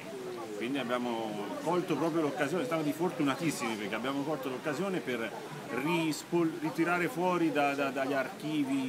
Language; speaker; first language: Italian; native; Italian